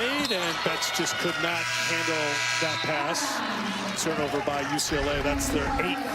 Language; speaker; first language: English; native; English